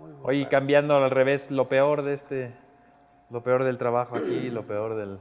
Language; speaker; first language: Spanish; native; Spanish